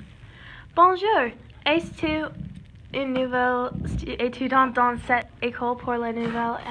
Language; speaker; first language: French; non-native, learner; English